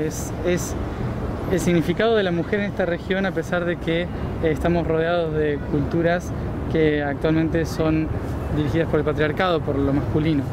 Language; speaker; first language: Spanish; native; Spanish